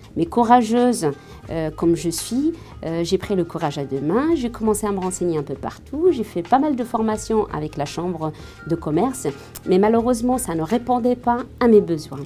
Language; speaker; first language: French; non-native, local second language; Arabic